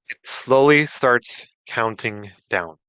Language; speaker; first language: English; native; English